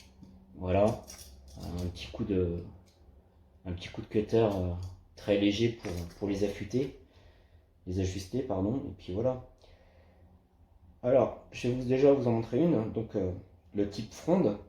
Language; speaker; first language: French; native; French